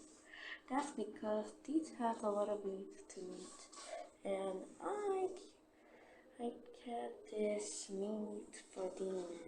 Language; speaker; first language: English; non-native, learner; Korean